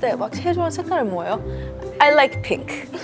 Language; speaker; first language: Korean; early bilingual, heritage; Korean